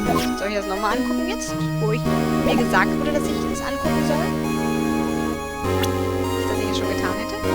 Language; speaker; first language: German; native; German